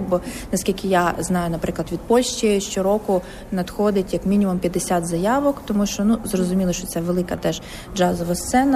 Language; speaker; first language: Ukrainian; native; Ukrainian